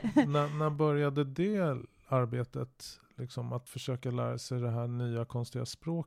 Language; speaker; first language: Swedish; native; Swedish